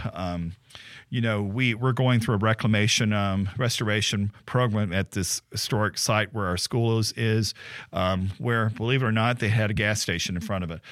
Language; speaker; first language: English; native; English